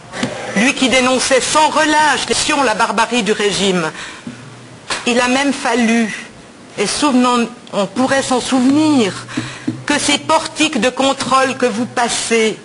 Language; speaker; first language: French; native; French